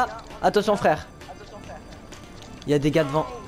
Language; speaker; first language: French; native; French